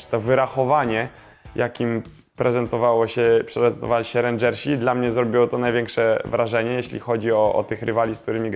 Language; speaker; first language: Polish; native; Polish